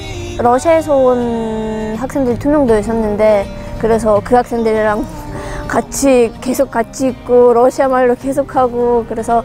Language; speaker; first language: Korean; non-native, fluent; Russian